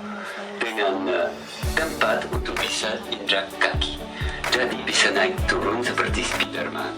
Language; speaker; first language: Indonesian; non-native, learner; French